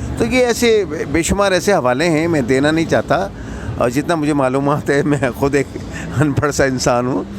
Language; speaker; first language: Urdu; non-native, local second language; Punjabi